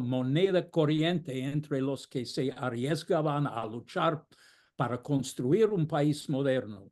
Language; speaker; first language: Spanish; non-native, fluent; English